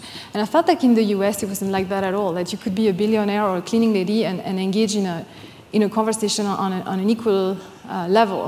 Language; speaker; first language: English; non-native, fluent; French